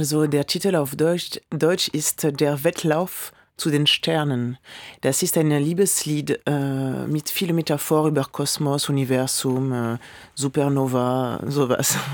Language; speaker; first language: German; non-native, fluent; French